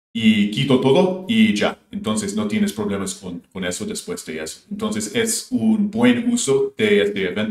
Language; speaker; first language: Spanish; non-native, fluent; English